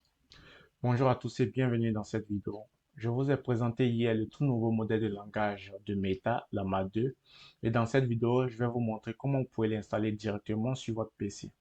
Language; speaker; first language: French; native; French